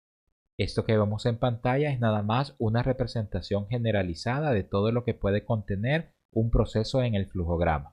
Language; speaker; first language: Spanish; native; Spanish